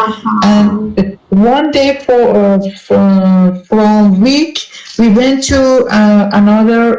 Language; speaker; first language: English; non-native, learner; Persian